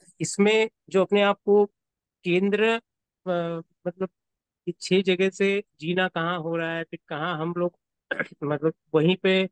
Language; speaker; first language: Hindi; native; Hindi